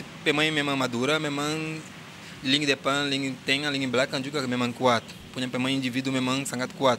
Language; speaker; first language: Indonesian; non-native, fluent; Portuguese